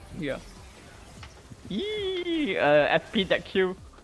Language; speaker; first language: English; non-native, local second language; Chinese